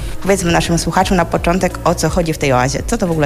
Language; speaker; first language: Polish; native; Polish